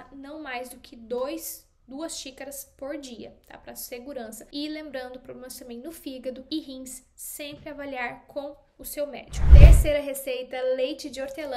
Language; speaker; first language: Portuguese; native; Portuguese